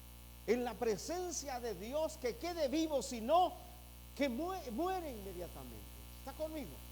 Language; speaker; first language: Spanish; native; Spanish